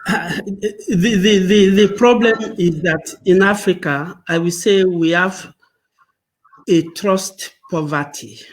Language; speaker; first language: English; non-native, local second language; Yoruba